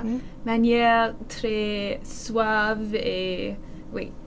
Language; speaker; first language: French; non-native, learner; English